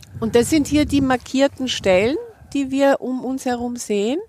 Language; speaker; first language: German; native; German